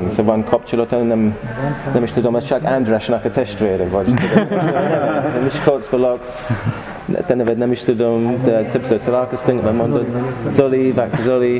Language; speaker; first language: Hungarian; non-native, learner; English